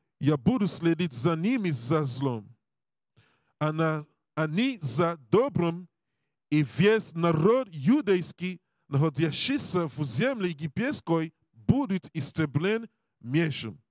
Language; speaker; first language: Russian; non-native, learner; English